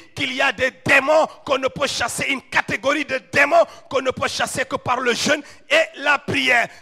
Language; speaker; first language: French; non-native, local second language; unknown